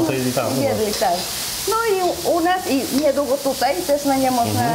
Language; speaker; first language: Polish; non-native, learner; Spanish